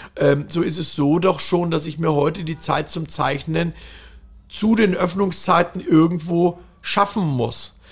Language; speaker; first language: German; native; German